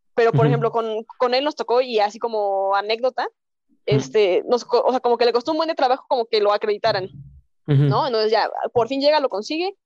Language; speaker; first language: Spanish; native; Spanish